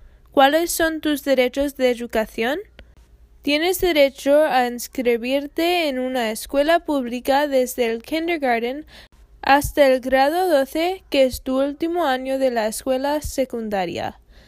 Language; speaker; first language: Spanish; non-native, fluent; English